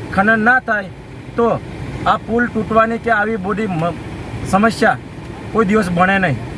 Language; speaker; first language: Gujarati; non-native, local second language; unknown